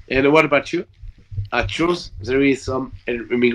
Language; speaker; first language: English; non-native, learner; French